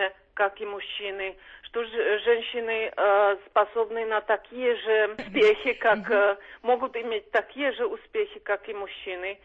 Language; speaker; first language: Russian; non-native, fluent; Czech